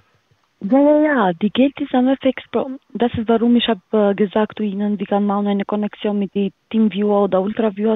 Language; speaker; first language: German; non-native, learner; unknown